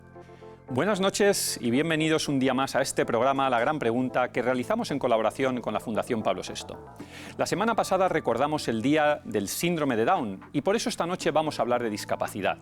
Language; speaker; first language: Spanish; native; Spanish